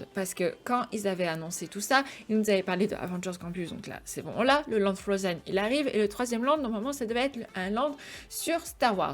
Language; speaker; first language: French; native; French